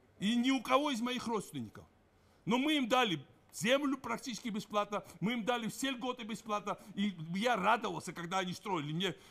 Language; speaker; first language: Russian; non-native, local second language; Georgian